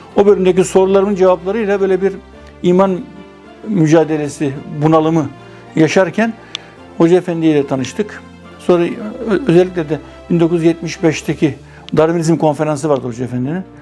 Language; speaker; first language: Turkish; native; Turkish